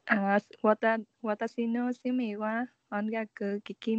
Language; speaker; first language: Japanese; non-native, learner; Vietnamese